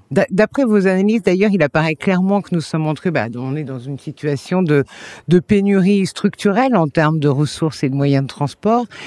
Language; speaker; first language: French; native; French